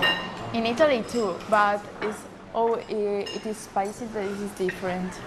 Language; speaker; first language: English; non-native, fluent; Italian